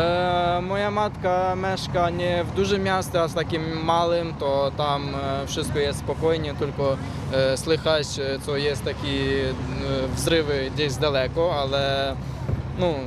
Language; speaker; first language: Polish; non-native, learner; Ukrainian